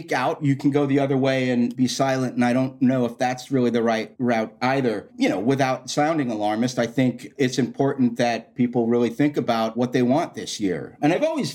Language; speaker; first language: English; native; English